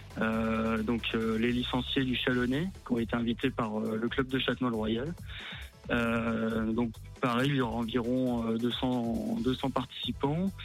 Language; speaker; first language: French; native; French